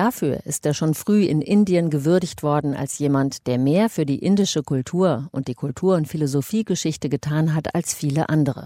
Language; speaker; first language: German; native; German